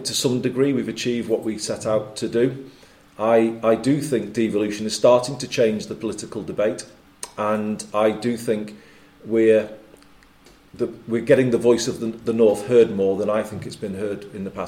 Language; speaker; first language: English; native; English